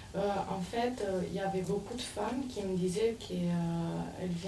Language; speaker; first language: French; non-native, fluent; Romanian